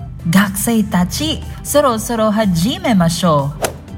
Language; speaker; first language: Japanese; non-native, learner; Filipino